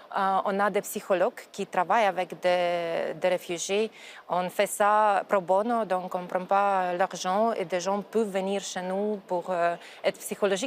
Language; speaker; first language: French; non-native, fluent; Ukrainian